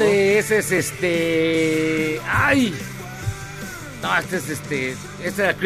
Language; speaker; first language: Spanish; native; Spanish